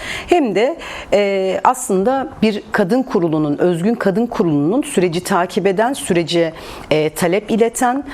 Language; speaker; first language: Turkish; native; Turkish